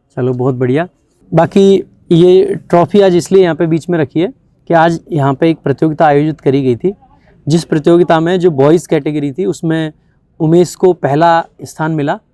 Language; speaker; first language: Hindi; native; Hindi